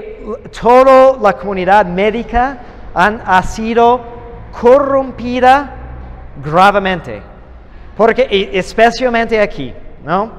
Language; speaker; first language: Spanish; non-native, fluent; English